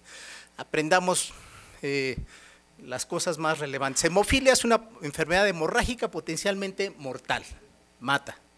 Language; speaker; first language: Spanish; native; Spanish